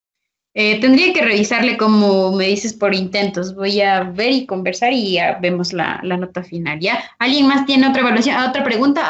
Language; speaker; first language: Spanish; native; Spanish